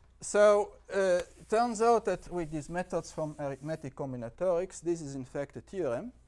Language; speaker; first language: English; non-native, fluent; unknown